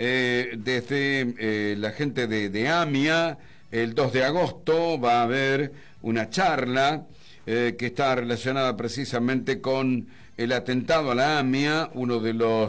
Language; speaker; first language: Spanish; native; Spanish